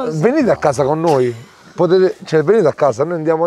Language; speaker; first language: Italian; native; Italian